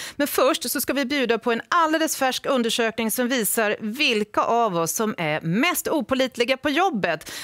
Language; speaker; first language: Swedish; native; Swedish